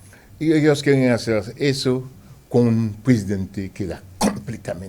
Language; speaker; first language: Spanish; non-native, fluent; Haitian Creole